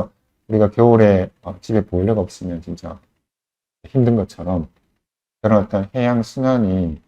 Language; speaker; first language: Korean; native; Korean